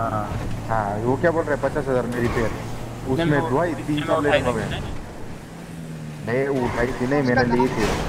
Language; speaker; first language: Hindi; native; Hindi